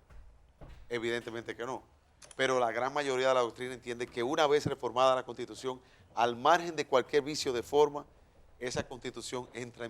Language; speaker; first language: Spanish; native; Spanish